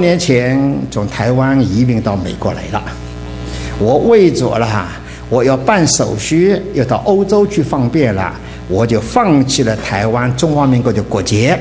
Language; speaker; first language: Chinese; native; Chinese